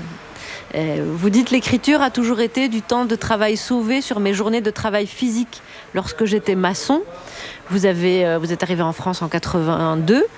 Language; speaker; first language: French; native; French